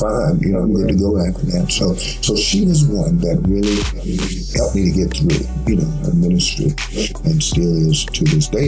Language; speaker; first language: English; native; English